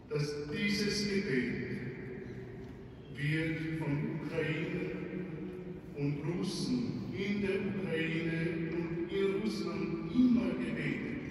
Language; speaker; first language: German; non-native, fluent; Ukrainian